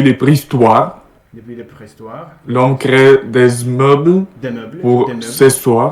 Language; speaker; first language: French; non-native, learner; Russian